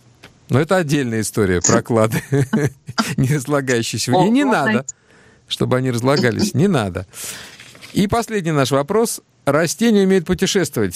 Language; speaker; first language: Russian; native; Russian